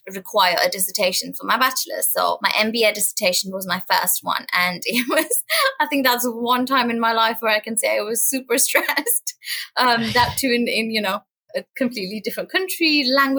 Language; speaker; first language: English; non-native, local second language; Urdu